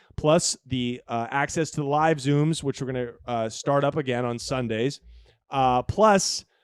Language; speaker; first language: English; native; English